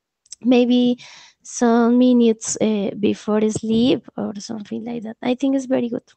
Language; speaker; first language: English; non-native, learner; Spanish